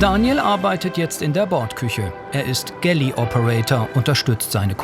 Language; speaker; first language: German; native; German